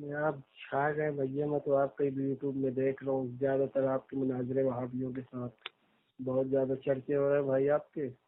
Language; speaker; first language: Urdu; native; Urdu